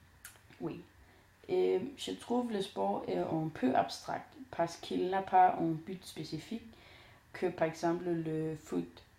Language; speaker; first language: French; non-native, learner; Danish